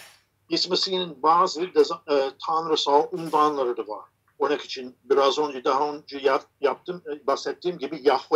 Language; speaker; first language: Turkish; non-native, fluent; English